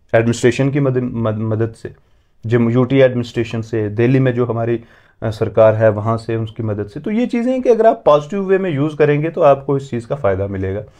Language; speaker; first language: Hindi; native; Hindi